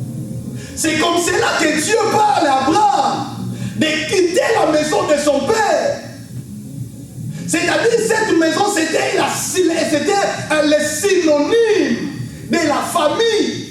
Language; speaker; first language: French; non-native, local second language; Lingala